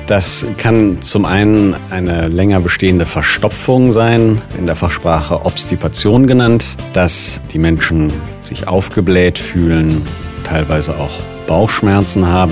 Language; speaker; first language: German; native; German